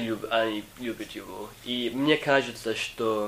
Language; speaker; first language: Russian; non-native, fluent; English